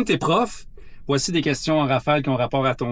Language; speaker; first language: French; native; French